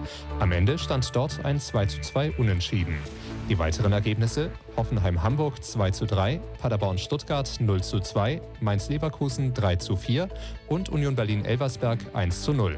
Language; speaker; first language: German; native; German